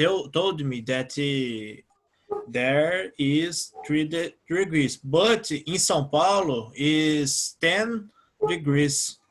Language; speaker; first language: English; non-native, learner; Portuguese